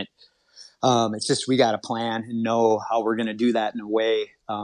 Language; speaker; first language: English; native; English